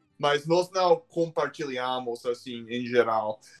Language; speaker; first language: Portuguese; non-native, learner; English